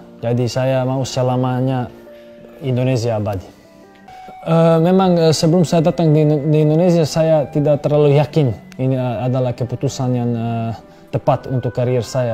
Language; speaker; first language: Indonesian; non-native, fluent; Serbian